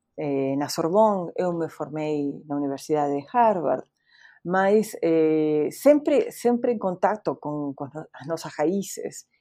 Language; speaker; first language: Portuguese; non-native, fluent; Spanish